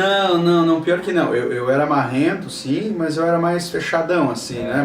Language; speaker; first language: Portuguese; native; Portuguese